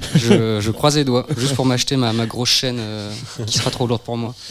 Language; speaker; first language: French; native; French